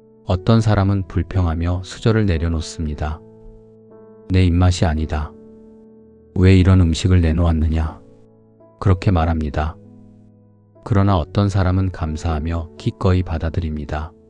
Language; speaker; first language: Korean; native; Korean